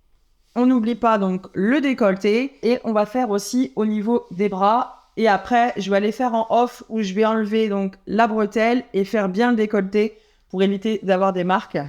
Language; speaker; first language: French; native; French